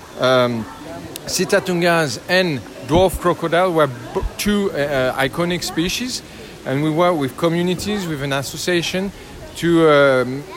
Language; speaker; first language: English; non-native, learner; French